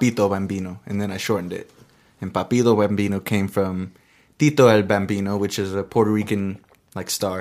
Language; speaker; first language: English; early bilingual, other home language; Spanish